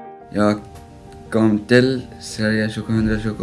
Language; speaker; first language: Swedish; non-native, learner; Arabic